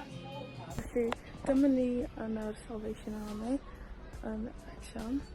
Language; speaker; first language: Welsh; non-native, local second language; English